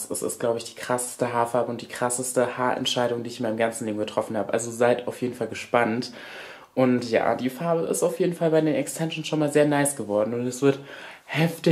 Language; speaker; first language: German; native; German